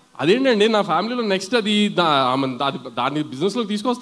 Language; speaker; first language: Telugu; native; Telugu